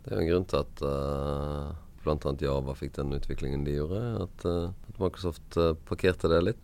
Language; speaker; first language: Norwegian; native; Norwegian